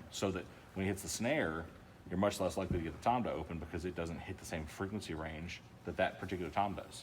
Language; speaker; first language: English; native; English